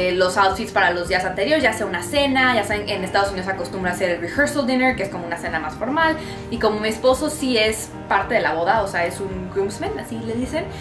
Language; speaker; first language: Spanish; native; Spanish